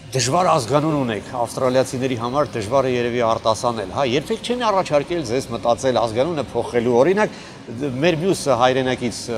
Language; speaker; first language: Armenian; native; Armenian